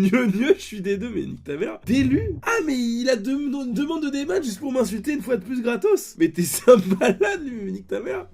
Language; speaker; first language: French; native; French